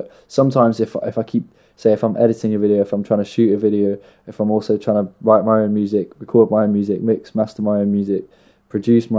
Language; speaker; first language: English; native; English